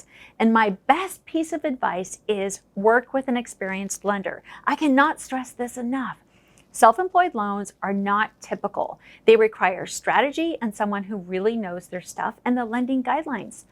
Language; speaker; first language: English; native; English